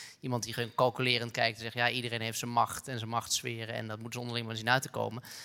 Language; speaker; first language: Dutch; native; Dutch